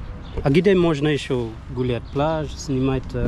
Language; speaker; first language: Russian; non-native, learner; French